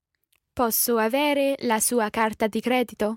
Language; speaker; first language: Italian; non-native, learner; English